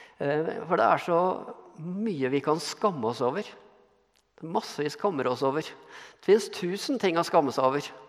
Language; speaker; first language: Norwegian; native; Norwegian